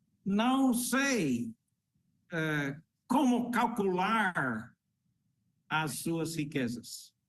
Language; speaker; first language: Portuguese; non-native, fluent; English